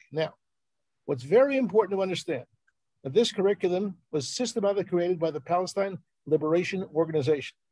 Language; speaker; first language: English; native; English